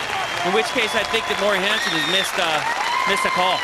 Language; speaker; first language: English; native; English